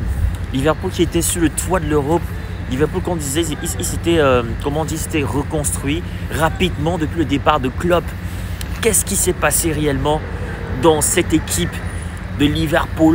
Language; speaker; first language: French; native; French